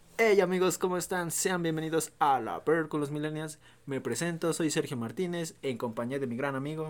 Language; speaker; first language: Spanish; native; Spanish